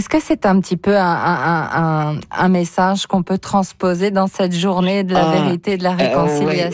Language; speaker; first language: French; native; French